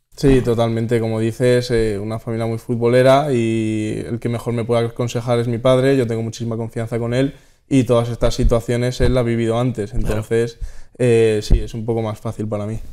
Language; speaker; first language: Spanish; native; Spanish